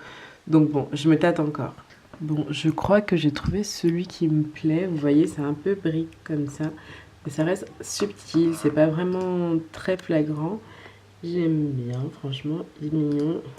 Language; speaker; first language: French; native; French